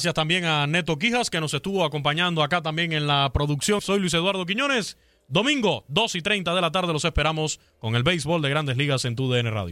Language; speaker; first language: Spanish; native; Spanish